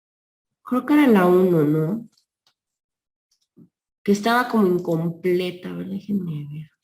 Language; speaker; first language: Spanish; native; Spanish